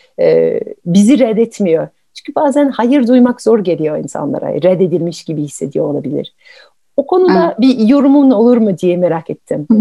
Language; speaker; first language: Turkish; non-native, fluent; French